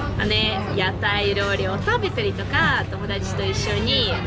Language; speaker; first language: Japanese; non-native, fluent; Russian